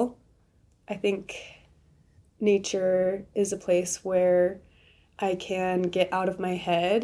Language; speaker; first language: English; native; English